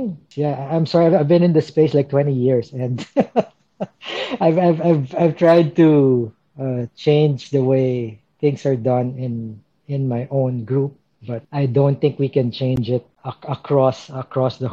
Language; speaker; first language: English; non-native, local second language; Filipino